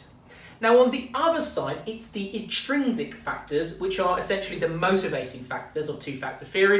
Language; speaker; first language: English; native; English